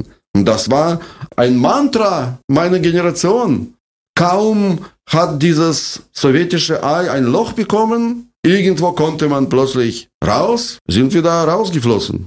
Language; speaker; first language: German; non-native, fluent; Russian